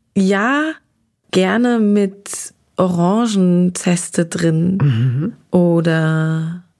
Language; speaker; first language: German; native; German